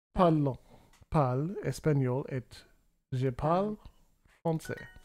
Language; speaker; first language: French; non-native, learner; English